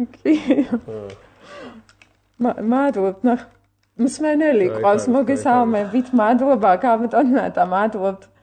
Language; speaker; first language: Georgian; native; Georgian